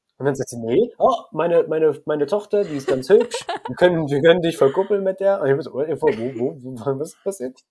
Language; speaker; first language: German; native; German